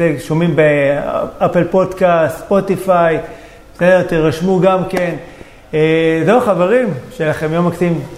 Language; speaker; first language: Hebrew; native; Hebrew